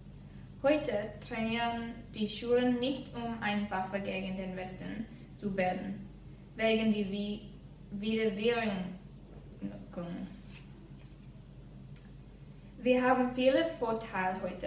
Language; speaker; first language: German; non-native, learner; English